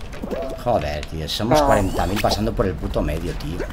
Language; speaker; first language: Spanish; native; Spanish